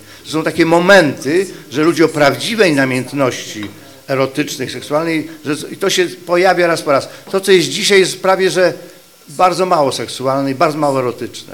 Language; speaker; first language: Polish; native; Polish